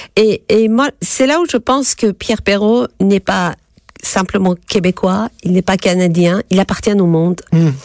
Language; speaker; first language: French; non-native, fluent; Persian